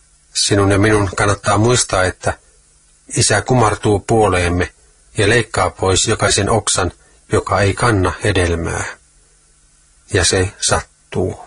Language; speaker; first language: Finnish; native; Finnish